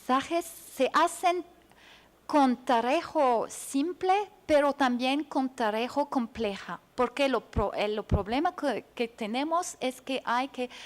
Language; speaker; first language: Spanish; non-native, fluent; French